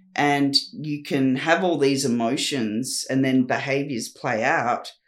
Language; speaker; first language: English; native; English